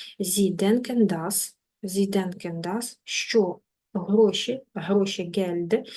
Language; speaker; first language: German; non-native, fluent; Ukrainian